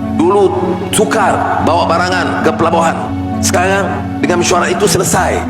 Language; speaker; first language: Malay; native; Malay